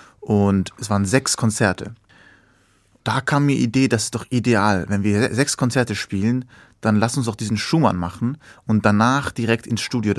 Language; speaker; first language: German; early bilingual, other home language; Persian